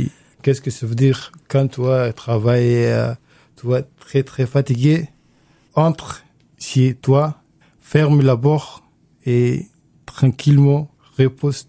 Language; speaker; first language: French; non-native, learner; Arabic